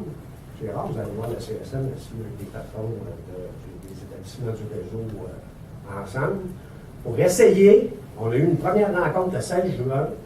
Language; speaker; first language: French; native; French